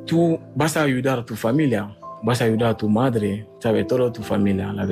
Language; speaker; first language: Spanish; non-native, fluent; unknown